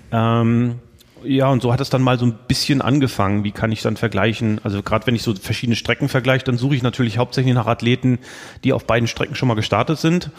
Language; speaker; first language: German; native; German